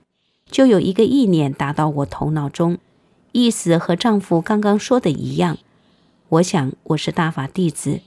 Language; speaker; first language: Chinese; native; Chinese